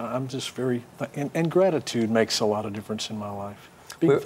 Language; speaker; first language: English; native; English